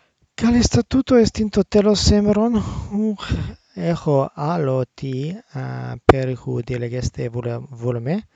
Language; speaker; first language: Greek; non-native, learner; English